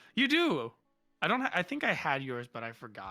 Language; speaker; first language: English; native; English